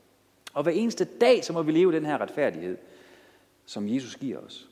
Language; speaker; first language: Danish; native; Danish